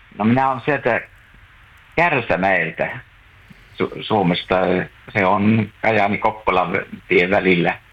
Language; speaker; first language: Finnish; native; Finnish